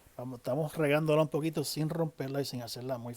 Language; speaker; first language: Spanish; native; Spanish